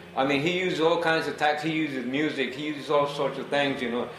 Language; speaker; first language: English; early bilingual, other home language; Spanish